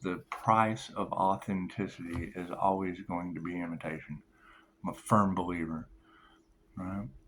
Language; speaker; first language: English; native; English